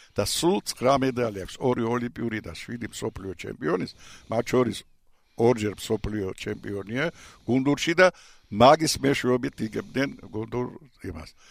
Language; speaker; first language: Georgian; non-native, local second language; Russian